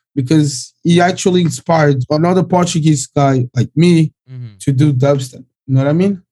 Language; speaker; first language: English; early bilingual, other home language; Portuguese